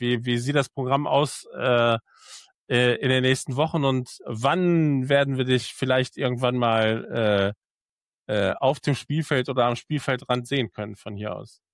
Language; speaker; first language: German; native; German